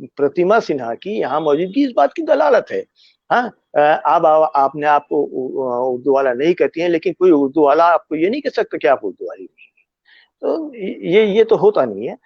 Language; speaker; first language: Urdu; native; Urdu